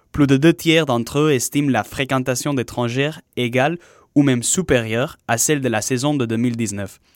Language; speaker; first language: French; non-native, fluent; Spanish